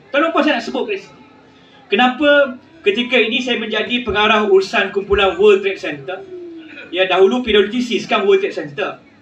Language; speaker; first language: Malay; native; Malay